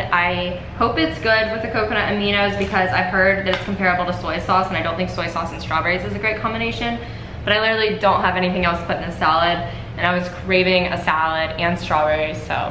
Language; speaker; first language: English; native; English